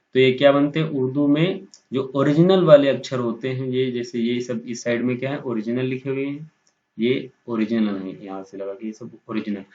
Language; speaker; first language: Hindi; native; Hindi